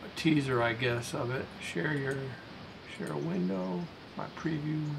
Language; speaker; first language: English; native; English